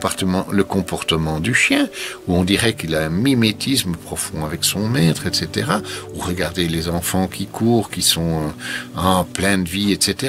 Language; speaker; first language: French; native; French